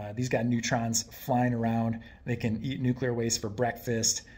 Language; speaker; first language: English; native; English